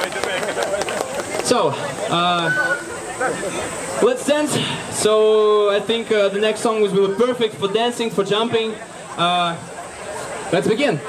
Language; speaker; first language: English; non-native, learner; Ukrainian